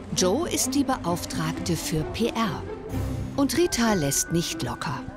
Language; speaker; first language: German; native; German